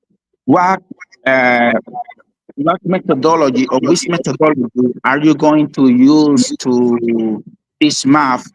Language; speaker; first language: English; non-native, learner; Spanish